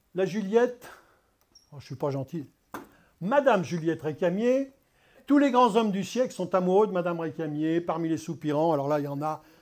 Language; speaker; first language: French; native; French